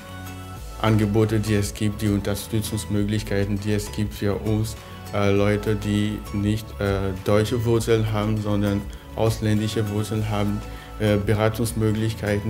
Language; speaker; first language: German; non-native, fluent; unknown